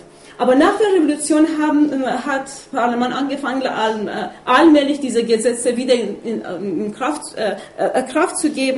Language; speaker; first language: German; non-native, fluent; Persian